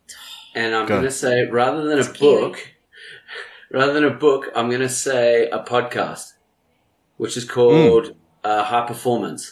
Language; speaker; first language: English; native; English